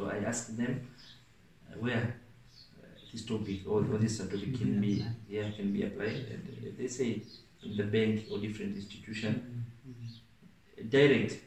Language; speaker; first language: English; non-native, local second language; Swahili